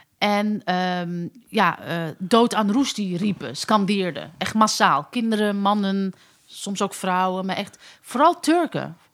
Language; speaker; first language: Dutch; early bilingual, other home language; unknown